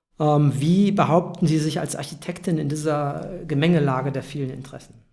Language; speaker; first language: German; native; German